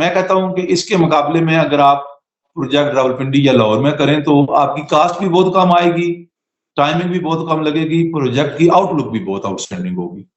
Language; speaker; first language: Urdu; non-native, local second language; Pahari-Potwari